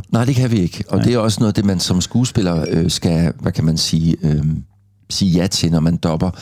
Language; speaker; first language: Danish; native; Danish